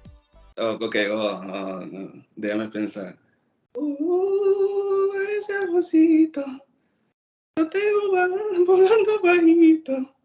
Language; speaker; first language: Spanish; non-native, learner; English